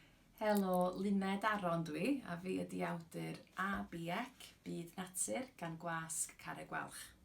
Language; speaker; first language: Welsh; native; Welsh